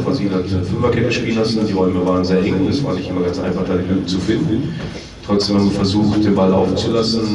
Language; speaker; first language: German; native; German